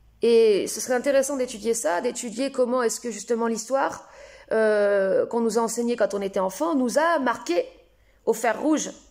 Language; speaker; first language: French; native; French